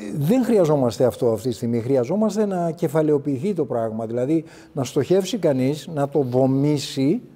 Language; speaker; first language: Greek; native; Greek